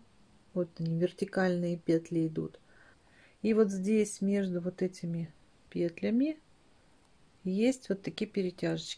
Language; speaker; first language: Russian; native; Russian